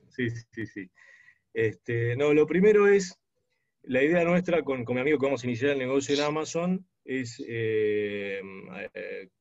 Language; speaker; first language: Spanish; native; Spanish